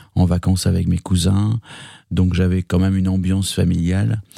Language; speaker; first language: French; native; French